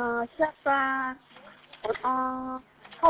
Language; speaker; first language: Chinese; non-native, learner; Korean